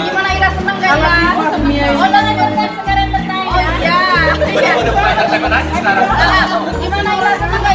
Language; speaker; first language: Indonesian; native; Indonesian